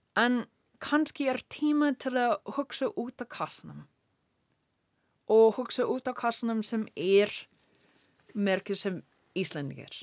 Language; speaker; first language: Icelandic; non-native, learner; English